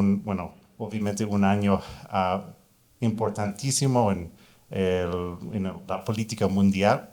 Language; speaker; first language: Spanish; non-native, fluent; English